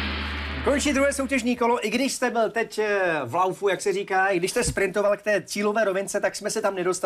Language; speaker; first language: Czech; native; Czech